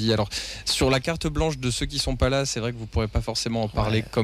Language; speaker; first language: French; native; French